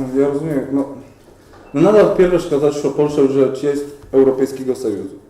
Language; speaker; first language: Ukrainian; non-native, learner; Polish